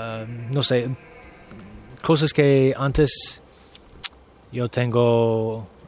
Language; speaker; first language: Spanish; non-native, learner; English